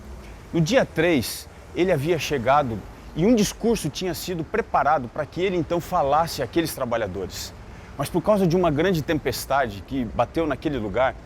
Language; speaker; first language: Portuguese; native; Portuguese